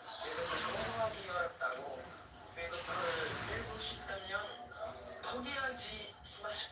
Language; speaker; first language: Korean; non-native, learner; Filipino